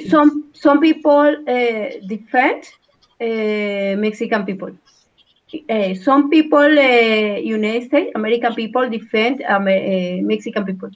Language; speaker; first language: English; non-native, learner; Spanish